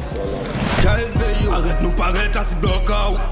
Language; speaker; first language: French; native; French